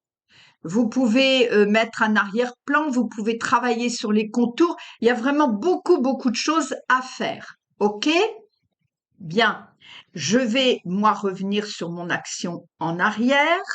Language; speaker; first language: French; native; French